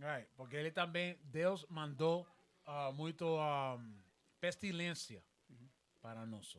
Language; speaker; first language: Portuguese; non-native, learner; Spanish